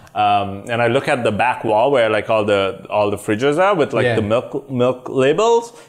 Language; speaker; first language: English; non-native, local second language; Sinhala